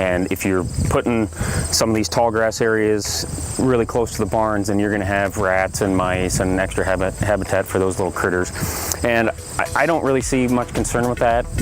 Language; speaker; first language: English; native; English